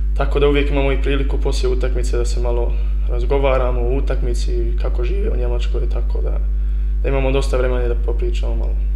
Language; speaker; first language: Croatian; early bilingual, heritage; Bosnian